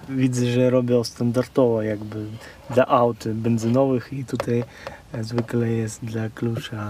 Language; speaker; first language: Polish; non-native, fluent; Ukrainian